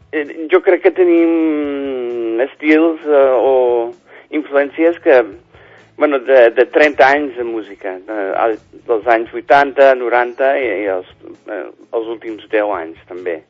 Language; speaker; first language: Catalan; non-native, fluent; English